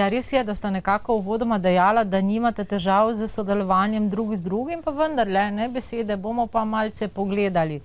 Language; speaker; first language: Slovenian; native; Slovenian